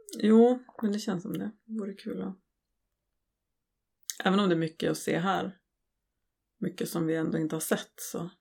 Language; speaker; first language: Swedish; native; Swedish